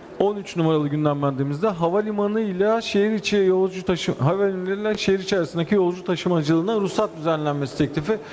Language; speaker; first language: Turkish; native; Turkish